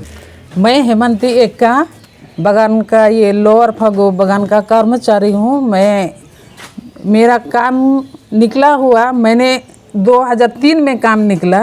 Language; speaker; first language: Hindi; non-native, local second language; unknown